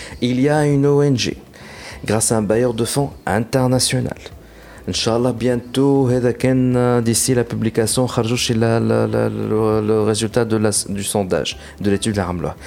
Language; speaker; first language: French; non-native, local second language; Arabic